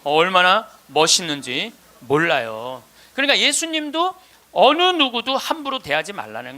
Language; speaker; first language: Korean; native; Korean